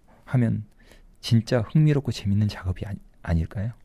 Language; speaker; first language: Korean; native; Korean